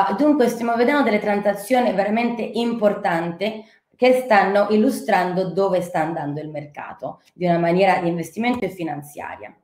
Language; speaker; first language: Italian; non-native, fluent; Spanish